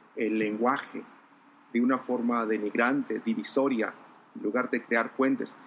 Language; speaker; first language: Spanish; non-native, local second language; Zapotec